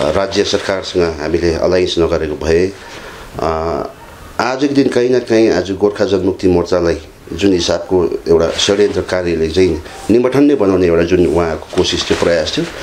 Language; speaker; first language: Nepali; native; Nepali